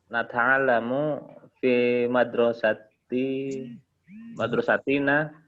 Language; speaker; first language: Arabic; non-native, learner; Indonesian